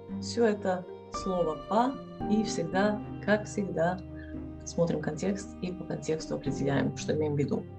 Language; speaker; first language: Russian; non-native, fluent; Serbian